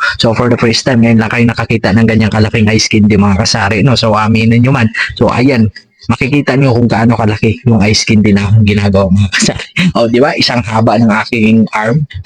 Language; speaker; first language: Filipino; non-native, local second language; Cebuano